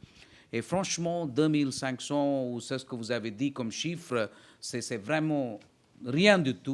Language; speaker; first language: French; non-native, fluent; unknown